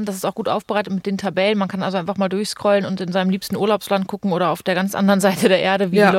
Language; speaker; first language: German; native; German